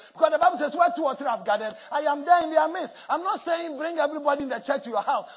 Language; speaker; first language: English; non-native, local second language; Akan